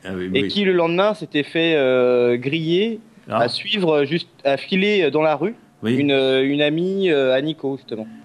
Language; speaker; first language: French; native; French